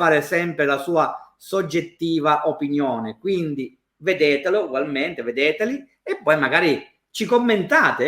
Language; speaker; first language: Italian; native; Italian